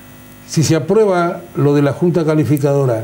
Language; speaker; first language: Spanish; native; Spanish